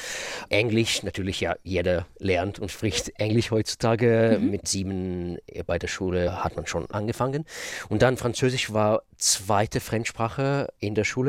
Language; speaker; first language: German; non-native, fluent; Russian